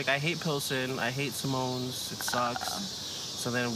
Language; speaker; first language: English; early bilingual, other home language; Spanish